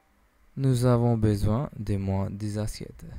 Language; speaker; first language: French; non-native, learner; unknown